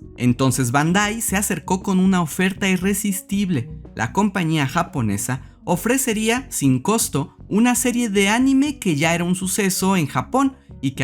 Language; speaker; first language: Spanish; native; Spanish